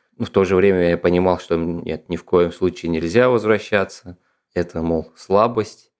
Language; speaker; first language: Russian; non-native, local second language; Ingush